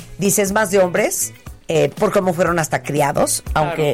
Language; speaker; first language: Spanish; early bilingual, heritage; Spanish